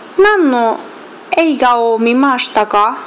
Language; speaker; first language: Japanese; non-native, learner; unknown